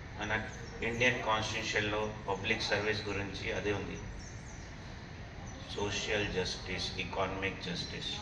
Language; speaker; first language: Telugu; non-native, local second language; Hindi